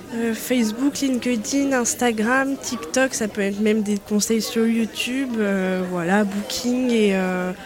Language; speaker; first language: French; non-native, fluent; Spanish